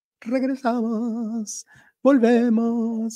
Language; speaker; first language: Spanish; native; Spanish